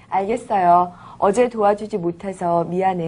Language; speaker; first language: Korean; native; Korean